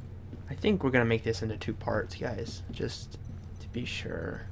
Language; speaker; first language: English; native; English